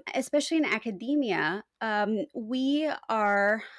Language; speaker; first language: English; non-native, fluent; Romanian